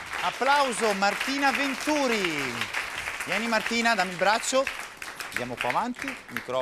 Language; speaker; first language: Italian; native; Italian